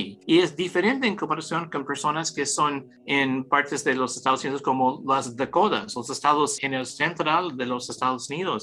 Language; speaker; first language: Spanish; early bilingual, heritage; English